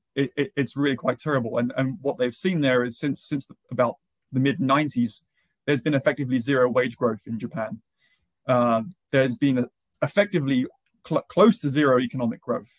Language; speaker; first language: English; native; English